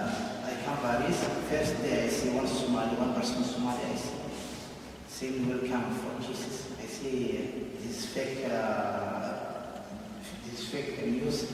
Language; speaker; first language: English; non-native, learner; Somali